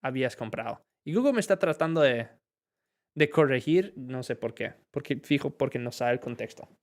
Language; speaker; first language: Spanish; non-native, fluent; English